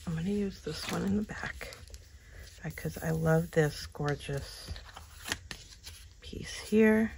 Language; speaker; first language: English; native; English